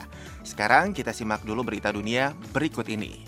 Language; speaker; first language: Indonesian; native; Indonesian